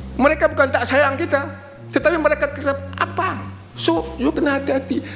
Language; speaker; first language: Malay; native; Malay